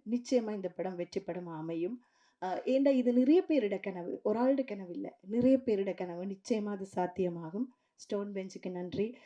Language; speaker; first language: Tamil; native; Tamil